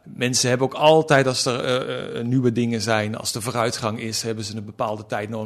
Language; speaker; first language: Dutch; native; Dutch